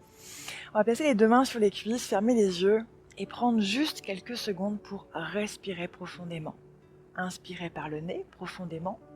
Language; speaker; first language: French; native; French